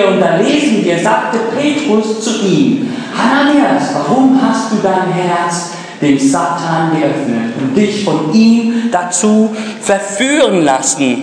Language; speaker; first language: German; early bilingual, other home language; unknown